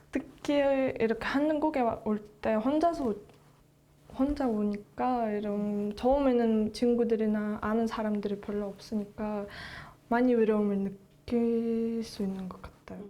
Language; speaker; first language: Korean; non-native, fluent; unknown